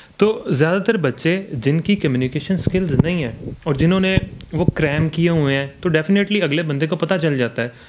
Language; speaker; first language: Urdu; non-native, local second language; Punjabi